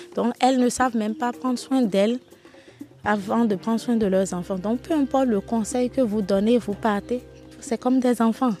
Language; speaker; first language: French; non-native, local second language; Fon